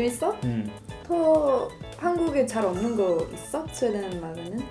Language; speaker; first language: Korean; non-native, learner; Swedish